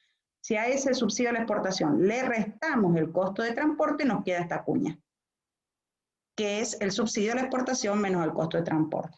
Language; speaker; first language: Spanish; native; Spanish